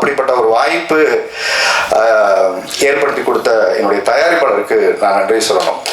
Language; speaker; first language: Tamil; native; Tamil